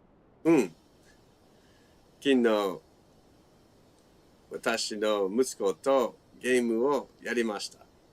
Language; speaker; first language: Japanese; non-native, fluent; English